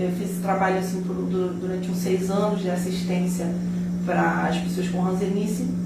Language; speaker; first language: Portuguese; early bilingual, heritage; Portuguese